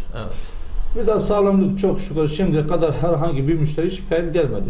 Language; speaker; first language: Turkish; non-native, learner; Arabic